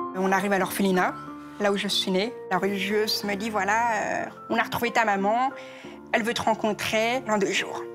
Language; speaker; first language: French; native; French